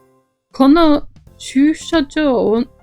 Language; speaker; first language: Japanese; non-native, learner; Norwegian